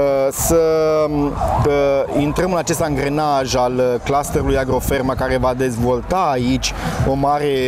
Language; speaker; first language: Romanian; native; Romanian